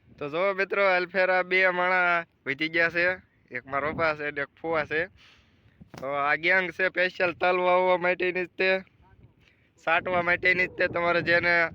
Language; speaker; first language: Gujarati; native; Gujarati